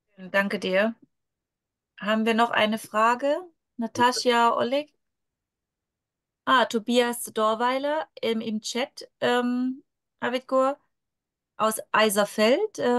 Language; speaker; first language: German; native; German